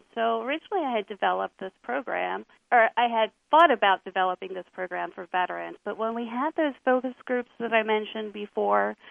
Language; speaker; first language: English; native; English